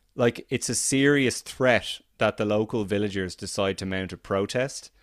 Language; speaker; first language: English; native; English